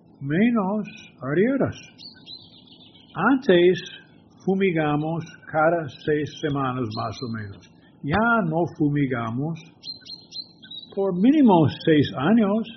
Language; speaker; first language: Spanish; non-native, learner; English